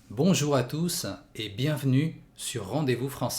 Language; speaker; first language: French; non-native, fluent; Russian